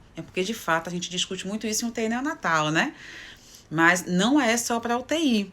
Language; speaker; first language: Portuguese; native; Portuguese